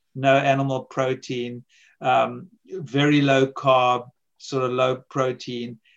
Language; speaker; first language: English; native; English